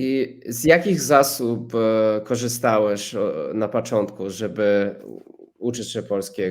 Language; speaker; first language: Polish; non-native, fluent; English